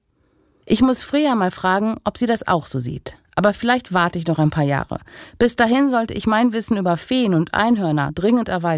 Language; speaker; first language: German; native; German